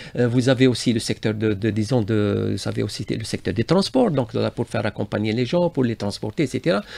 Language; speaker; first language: French; non-native, local second language; Arabic